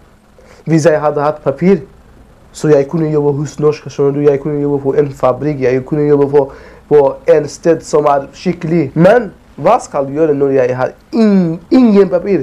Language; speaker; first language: Norwegian; non-native, learner; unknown